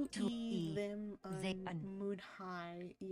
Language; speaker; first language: Welsh; non-native, learner; English